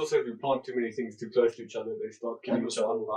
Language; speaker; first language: English; native; English